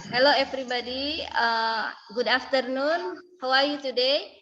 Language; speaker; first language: English; non-native, learner; Indonesian